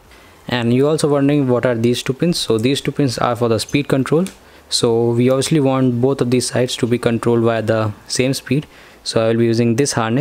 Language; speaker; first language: English; non-native, local second language; Hindi